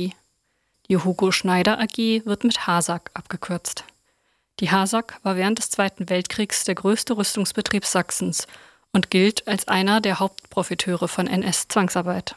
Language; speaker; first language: German; native; German